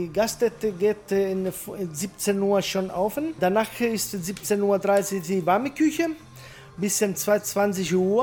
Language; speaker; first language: German; non-native, learner; Italian